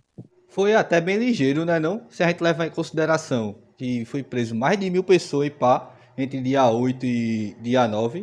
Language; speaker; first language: Portuguese; native; Portuguese